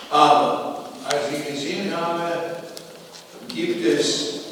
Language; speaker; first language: German; non-native, fluent; Slovenian